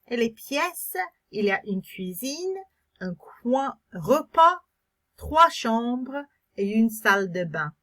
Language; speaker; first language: French; non-native, fluent; English